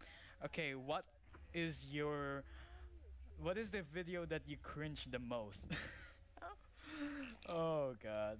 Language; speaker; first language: English; non-native, local second language; Filipino